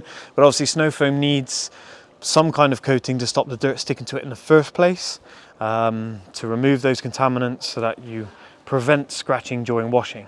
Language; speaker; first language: English; native; English